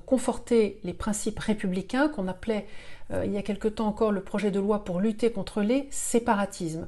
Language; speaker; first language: French; native; French